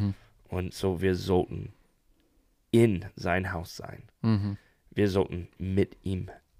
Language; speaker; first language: German; non-native, fluent; English